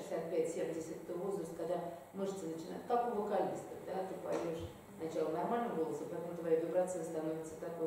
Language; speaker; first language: Russian; native; Russian